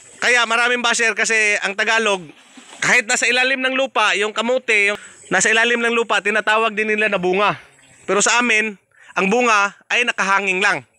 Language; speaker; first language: Filipino; non-native, local second language; Cebuano